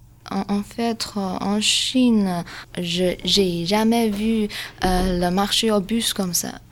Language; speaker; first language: French; non-native, learner; Chinese